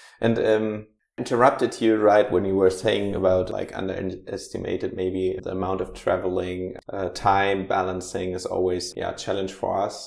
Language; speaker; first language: English; non-native, fluent; German